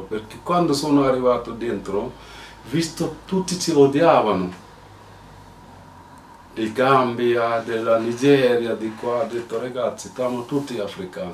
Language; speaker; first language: Italian; non-native, fluent; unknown